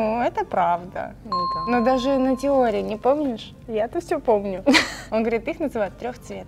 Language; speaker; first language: Russian; native; Russian